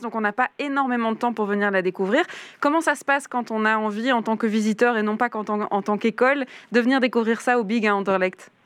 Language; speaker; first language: French; native; French